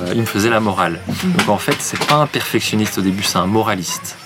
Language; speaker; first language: French; native; French